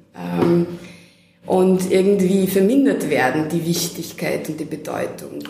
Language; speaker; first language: German; non-native, fluent; Serbian